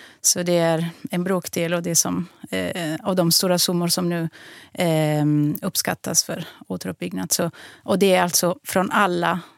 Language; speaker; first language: Swedish; non-native, fluent; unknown